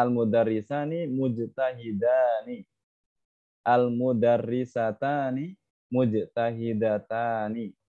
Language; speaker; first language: Arabic; non-native, fluent; Indonesian